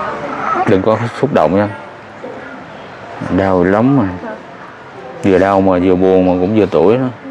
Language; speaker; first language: Vietnamese; native; Vietnamese